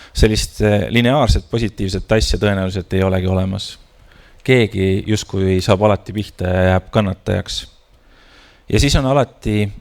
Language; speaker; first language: Estonian; native; Estonian